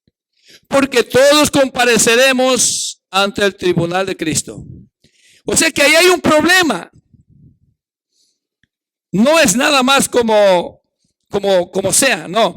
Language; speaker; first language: Spanish; native; Spanish